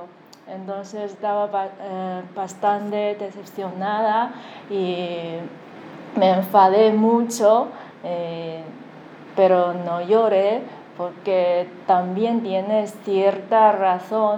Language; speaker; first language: Spanish; non-native, fluent; Chinese